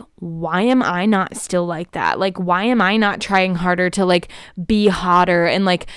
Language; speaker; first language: English; native; English